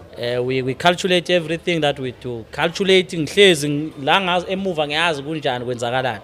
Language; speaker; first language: Zulu; native; Zulu